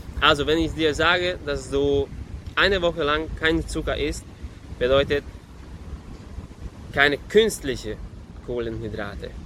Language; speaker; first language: German; non-native, fluent; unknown